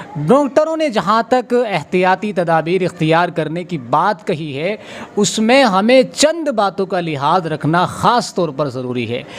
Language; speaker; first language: Urdu; native; Urdu